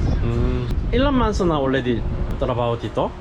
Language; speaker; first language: Filipino; non-native, learner; Korean